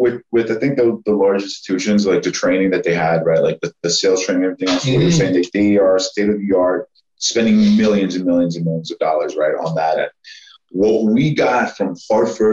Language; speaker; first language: English; native; English